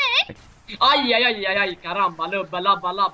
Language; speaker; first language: Swedish; native; Swedish